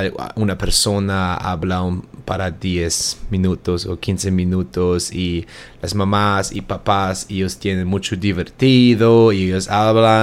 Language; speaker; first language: Spanish; non-native, learner; German